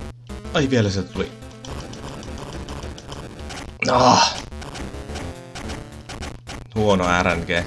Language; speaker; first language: Finnish; native; Finnish